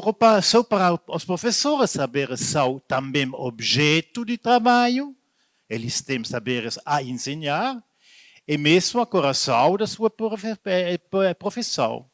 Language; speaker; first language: Portuguese; non-native, learner; French